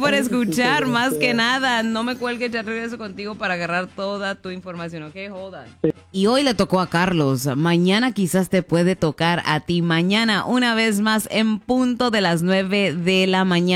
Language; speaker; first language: Spanish; native; Spanish